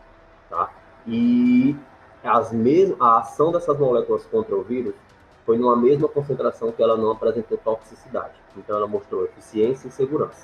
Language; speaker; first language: Portuguese; native; Portuguese